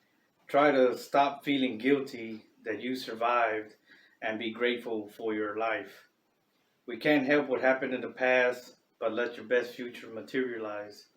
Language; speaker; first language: English; native; English